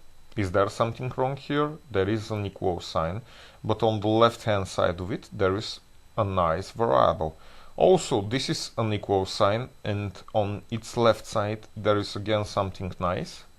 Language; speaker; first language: English; non-native, fluent; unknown